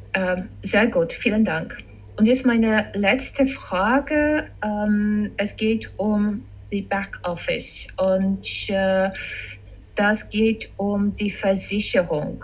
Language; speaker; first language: German; non-native, fluent; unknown